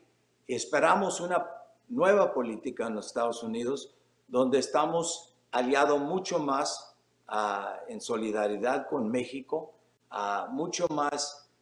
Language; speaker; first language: Spanish; early bilingual, heritage; Spanish